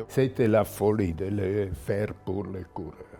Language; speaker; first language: French; non-native, local second language; German